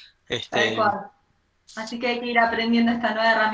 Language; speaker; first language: Spanish; native; Spanish